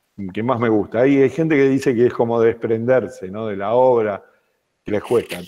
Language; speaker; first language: Spanish; native; Spanish